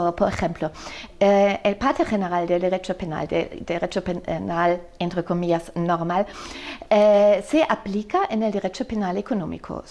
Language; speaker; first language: Spanish; non-native, fluent; German